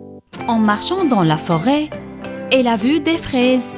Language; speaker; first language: French; non-native, fluent; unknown